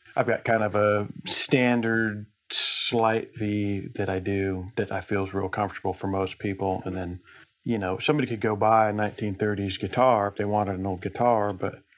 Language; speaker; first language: English; native; English